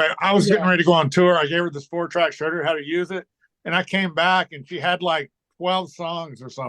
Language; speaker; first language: English; native; English